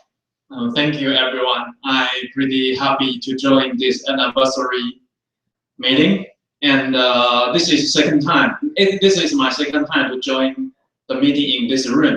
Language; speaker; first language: English; non-native, fluent; Chinese